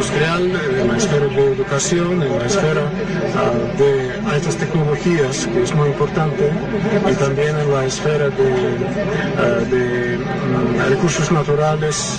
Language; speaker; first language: Spanish; non-native, fluent; Russian